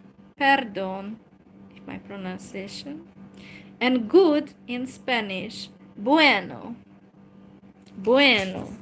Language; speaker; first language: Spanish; non-native, learner; Hungarian